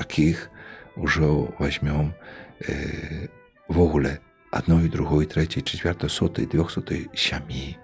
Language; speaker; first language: Polish; non-native, local second language; Belarusian